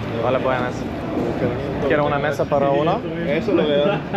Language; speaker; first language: Spanish; non-native, learner; Lithuanian